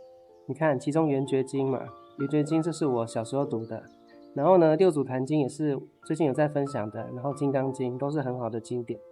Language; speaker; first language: Chinese; native; Chinese